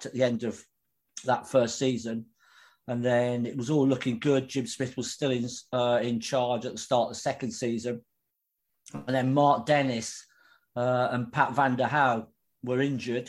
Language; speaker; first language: English; native; English